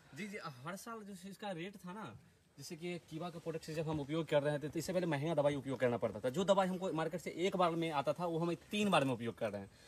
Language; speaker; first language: Hindi; native; Hindi